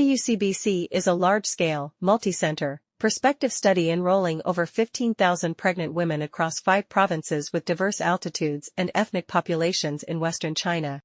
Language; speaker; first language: English; non-native, fluent; Chinese